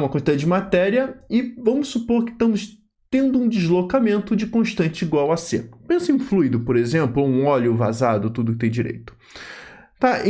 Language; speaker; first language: Portuguese; native; Portuguese